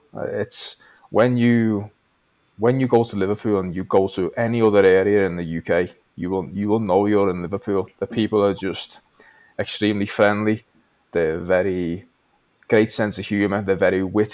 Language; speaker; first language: English; native; English